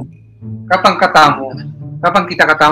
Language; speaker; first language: Indonesian; non-native, fluent; Hebrew